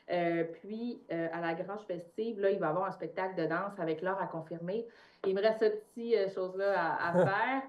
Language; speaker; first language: French; native; French